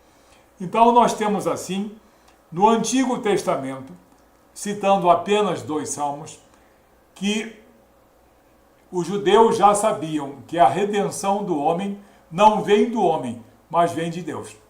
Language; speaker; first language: Portuguese; native; Portuguese